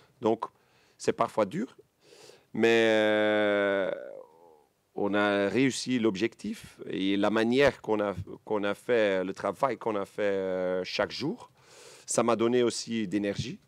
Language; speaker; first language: French; non-native, learner; Dutch